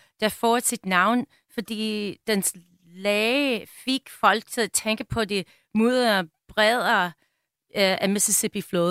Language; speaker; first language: Danish; non-native, fluent; English